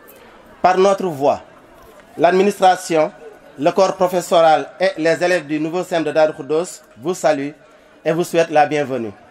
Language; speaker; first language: French; non-native, local second language; Wolof